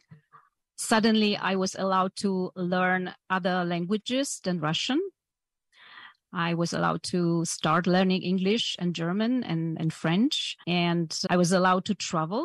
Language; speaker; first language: English; non-native, fluent; Polish